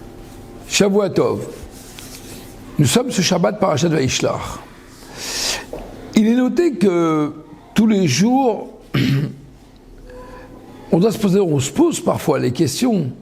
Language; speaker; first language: French; native; French